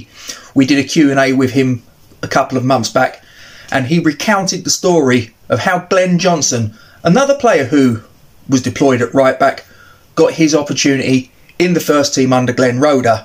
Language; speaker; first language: English; native; English